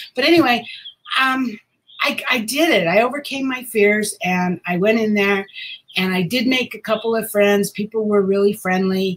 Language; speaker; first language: English; native; English